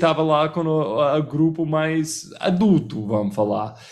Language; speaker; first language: Portuguese; non-native, fluent; English